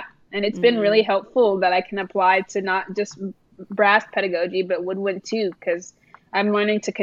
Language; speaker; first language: English; native; English